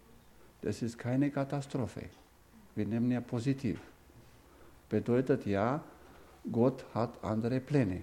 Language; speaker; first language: German; non-native, fluent; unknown